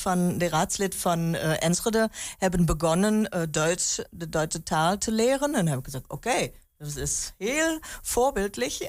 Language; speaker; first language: Dutch; non-native, learner; German